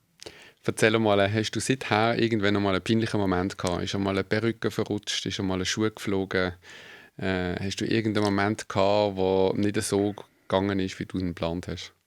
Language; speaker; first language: German; native; German